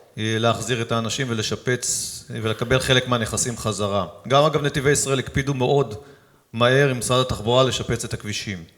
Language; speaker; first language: Hebrew; native; Hebrew